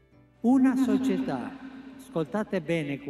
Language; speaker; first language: Italian; non-native, fluent; Spanish